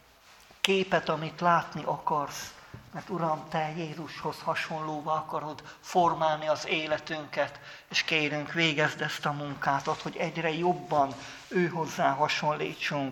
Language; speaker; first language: Hungarian; native; Hungarian